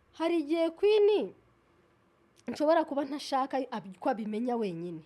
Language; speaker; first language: Kinyarwanda; native; Kinyarwanda